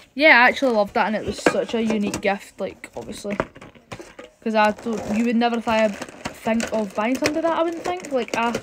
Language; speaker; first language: English; native; English